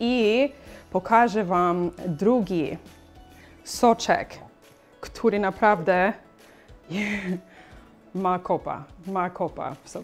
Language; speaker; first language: Polish; non-native, learner; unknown